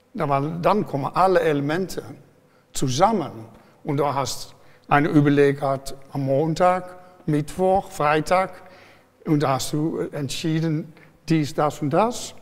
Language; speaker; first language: German; non-native, fluent; Dutch